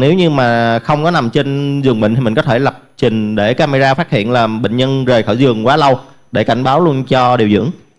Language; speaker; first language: Vietnamese; native; Vietnamese